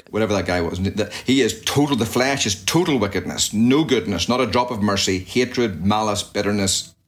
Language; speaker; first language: English; native; English